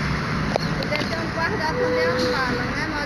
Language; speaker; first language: Portuguese; native; Portuguese